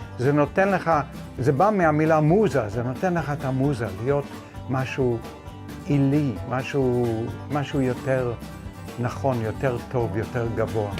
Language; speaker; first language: Hebrew; non-native, fluent; English